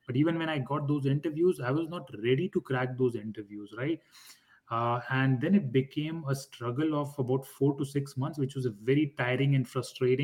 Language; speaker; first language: English; non-native, local second language; Hindi